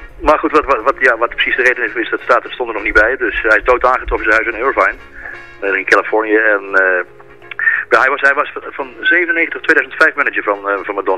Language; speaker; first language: Dutch; native; Dutch